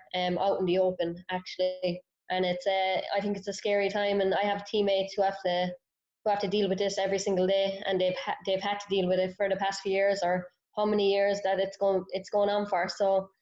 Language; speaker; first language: English; native; English